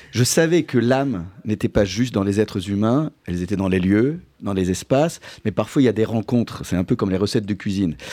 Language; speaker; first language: French; native; French